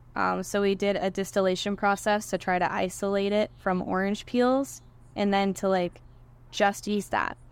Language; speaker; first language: English; native; English